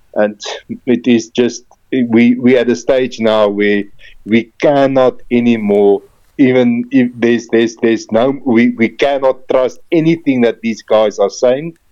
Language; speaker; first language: English; non-native, local second language; Afrikaans